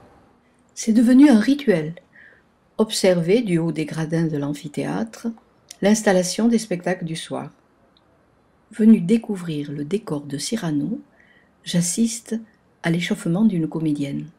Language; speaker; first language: French; native; French